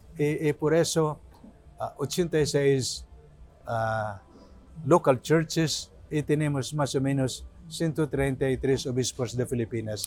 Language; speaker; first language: Spanish; non-native, learner; Cebuano